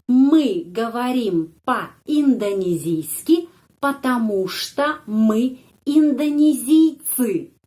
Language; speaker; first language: Russian; non-native, fluent; Indonesian